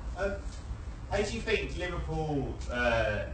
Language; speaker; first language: English; native; English